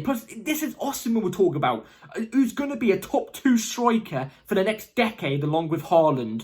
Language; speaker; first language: English; native; English